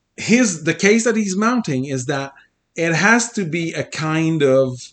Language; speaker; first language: English; non-native, fluent; French